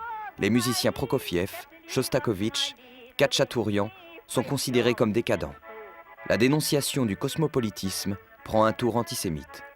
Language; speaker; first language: French; native; French